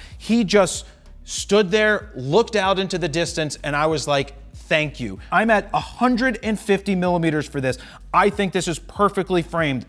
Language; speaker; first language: English; native; English